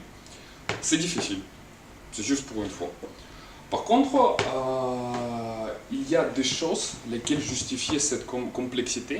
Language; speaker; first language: French; non-native, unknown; Russian